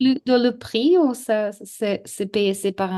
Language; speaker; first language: French; non-native, learner; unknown